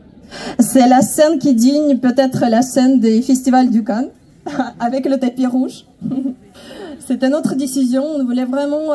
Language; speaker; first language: French; non-native, fluent; Ukrainian